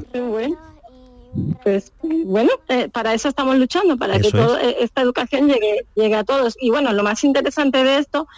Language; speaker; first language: Spanish; native; Spanish